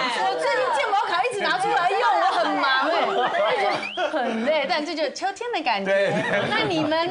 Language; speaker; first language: Chinese; native; Chinese